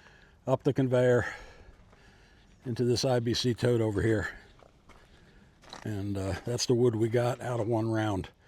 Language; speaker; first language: English; native; English